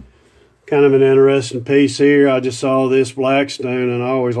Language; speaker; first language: English; native; English